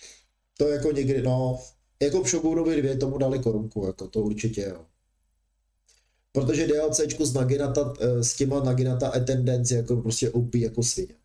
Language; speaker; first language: Czech; native; Czech